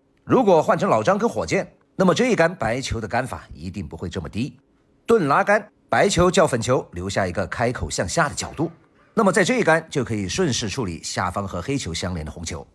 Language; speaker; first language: Chinese; native; Chinese